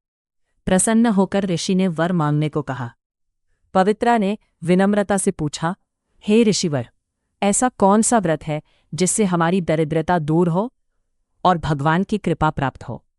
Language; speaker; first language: Hindi; native; Hindi